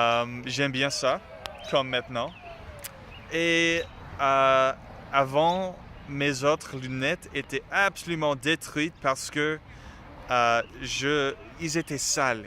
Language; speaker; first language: French; non-native, learner; English